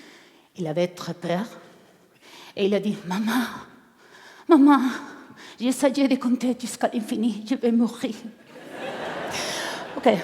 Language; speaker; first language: French; non-native, learner; Spanish